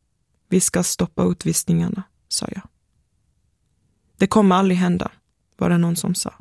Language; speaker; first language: Swedish; early bilingual, other home language; Persian